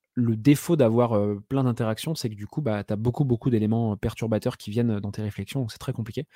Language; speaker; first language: French; native; French